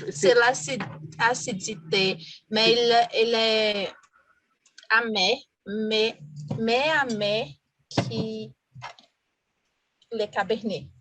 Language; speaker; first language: French; non-native, learner; Portuguese